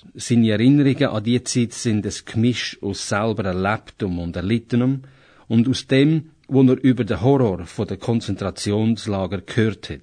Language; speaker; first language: German; native; German